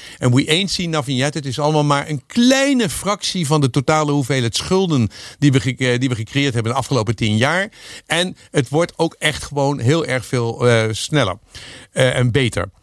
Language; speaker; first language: Dutch; native; Dutch